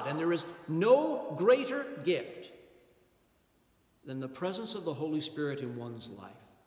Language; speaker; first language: English; native; English